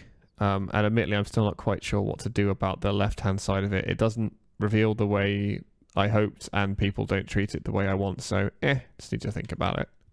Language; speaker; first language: English; native; English